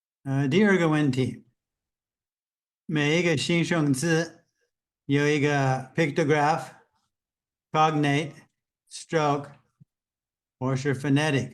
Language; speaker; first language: Chinese; non-native, fluent; English